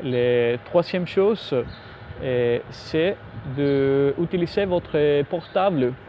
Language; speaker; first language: French; non-native, fluent; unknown